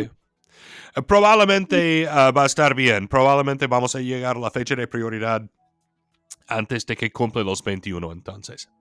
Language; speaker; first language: Spanish; non-native, fluent; English